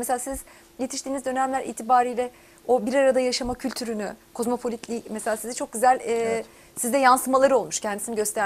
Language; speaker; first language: Turkish; native; Turkish